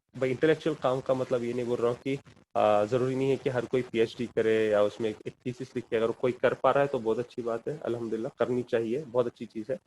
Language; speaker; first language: Urdu; non-native, local second language; Kannada